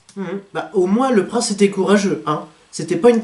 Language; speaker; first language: French; native; French